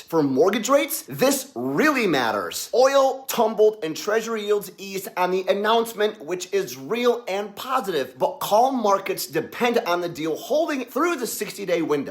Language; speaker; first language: English; native; English